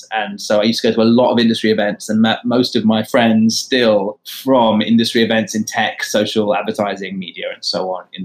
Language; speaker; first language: English; native; English